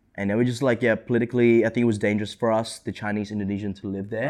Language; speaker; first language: English; early bilingual, other home language; Indonesian